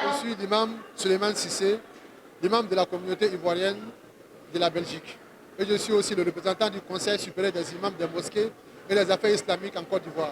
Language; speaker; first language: French; non-native, local second language; Dyula